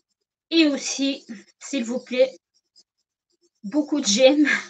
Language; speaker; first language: French; non-native, local second language; Arabic